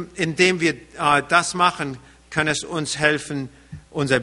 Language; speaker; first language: German; early bilingual, heritage; German